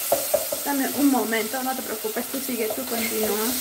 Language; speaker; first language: Spanish; native; Spanish